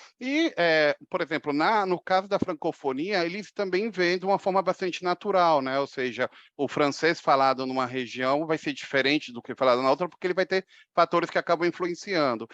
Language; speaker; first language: Portuguese; native; Portuguese